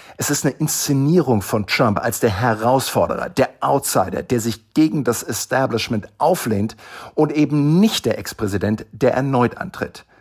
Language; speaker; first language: German; native; German